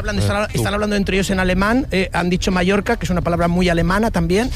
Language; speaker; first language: Spanish; native; Spanish